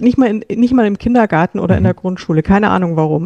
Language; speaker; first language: German; native; German